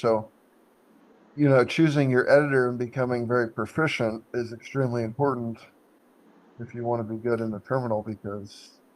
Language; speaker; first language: English; native; English